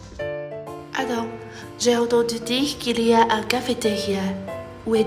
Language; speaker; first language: French; non-native, learner; Chinese